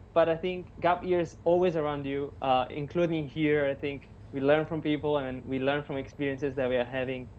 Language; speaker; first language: English; non-native, fluent; Italian